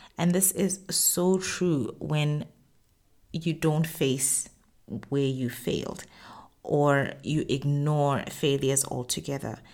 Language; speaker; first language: English; non-native, local second language; Tswana